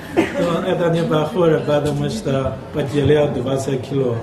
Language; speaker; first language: Russian; non-native, learner; Chinese